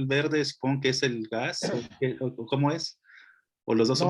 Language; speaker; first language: Spanish; native; Spanish